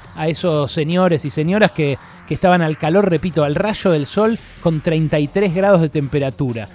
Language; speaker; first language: Spanish; native; Spanish